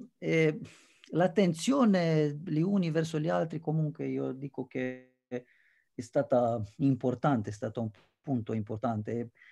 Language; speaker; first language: Italian; non-native, fluent; Romanian